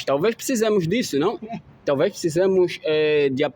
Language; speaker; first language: Portuguese; native; Portuguese